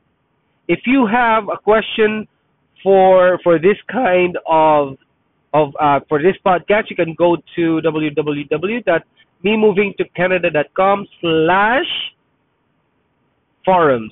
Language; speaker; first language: English; non-native, local second language; Filipino